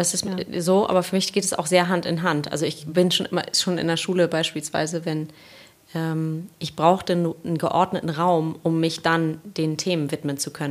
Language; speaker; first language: German; native; German